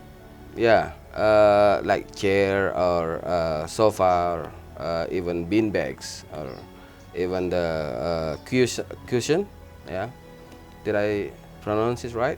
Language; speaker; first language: English; non-native, learner; Indonesian